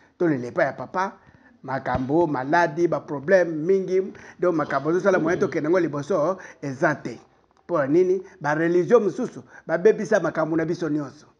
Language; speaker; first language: Lingala; non-native, local second language; Kituba (Democratic Republic of Congo)